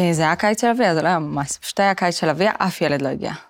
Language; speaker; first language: Hebrew; early bilingual, other home language; Russian